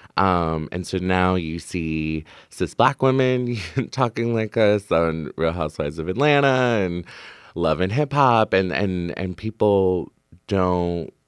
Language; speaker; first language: English; native; English